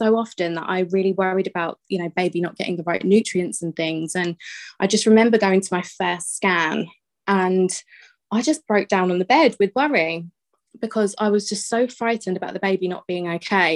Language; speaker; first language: English; native; English